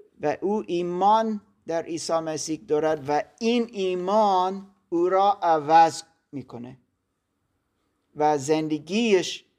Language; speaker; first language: Persian; non-native, learner; German